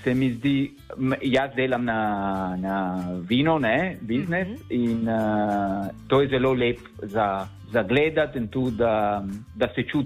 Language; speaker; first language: Slovenian; non-native, learner; Italian